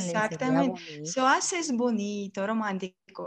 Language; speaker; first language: Spanish; non-native, learner; Russian